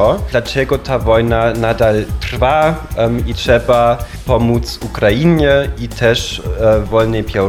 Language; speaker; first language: Polish; non-native, fluent; German